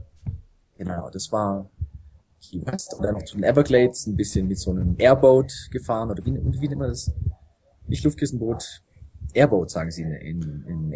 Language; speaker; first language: German; native; German